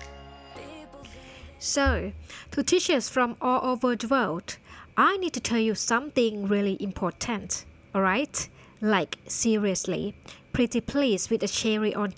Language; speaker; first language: English; non-native, fluent; Thai